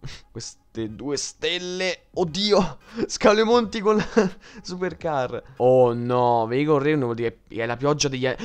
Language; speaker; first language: Italian; native; Italian